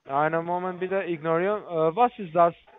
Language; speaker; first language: German; non-native, learner; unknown